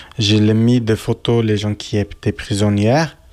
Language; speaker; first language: French; non-native, learner; Kurdish